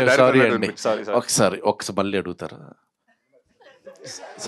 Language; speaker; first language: Telugu; native; Telugu